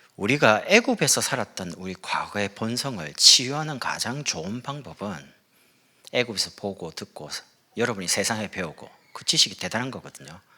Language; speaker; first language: Korean; native; Korean